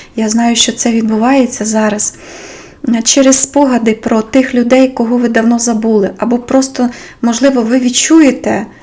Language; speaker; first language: Ukrainian; non-native, local second language; Russian